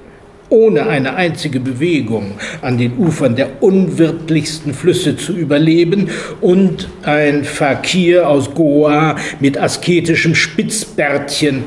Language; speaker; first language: German; native; German